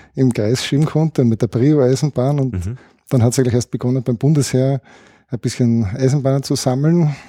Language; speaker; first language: German; native; German